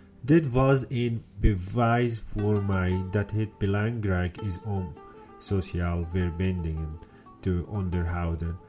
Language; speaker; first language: Dutch; non-native, learner; Arabic